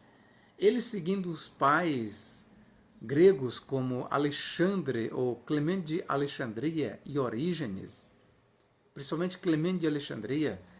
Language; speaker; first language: Portuguese; native; Portuguese